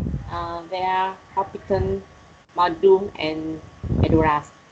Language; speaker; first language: English; non-native, learner; Vietnamese